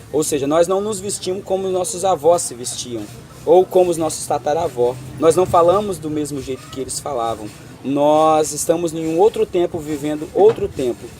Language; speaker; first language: Portuguese; native; Portuguese